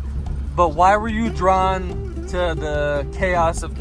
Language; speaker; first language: English; native; English